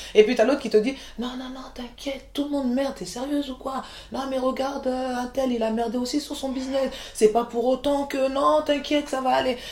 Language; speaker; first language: French; early bilingual, other home language; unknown